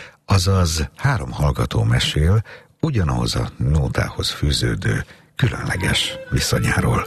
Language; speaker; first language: Hungarian; native; Hungarian